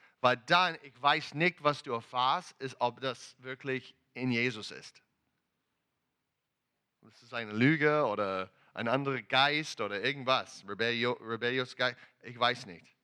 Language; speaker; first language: German; non-native, learner; English